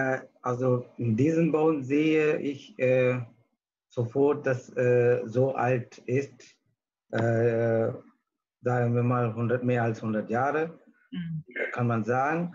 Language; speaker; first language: German; non-native, learner; Tamil